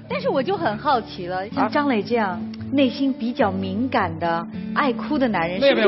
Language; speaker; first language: Chinese; native; Chinese